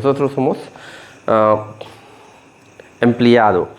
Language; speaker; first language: Spanish; non-native, learner; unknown